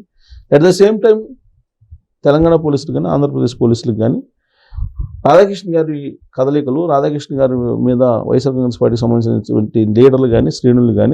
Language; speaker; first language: Telugu; native; Telugu